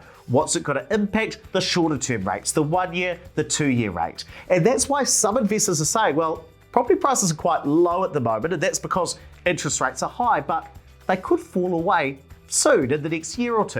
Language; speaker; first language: English; native; English